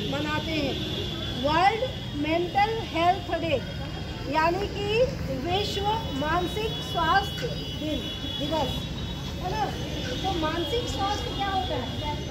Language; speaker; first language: Hindi; native; Hindi